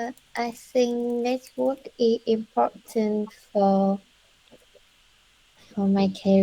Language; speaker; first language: English; non-native, learner; Vietnamese